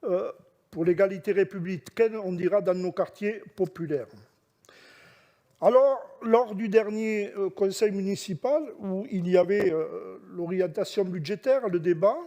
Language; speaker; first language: French; native; French